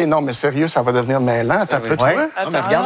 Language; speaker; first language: French; native; French